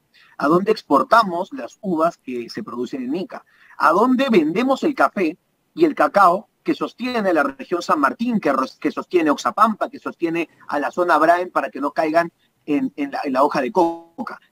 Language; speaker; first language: Spanish; native; Spanish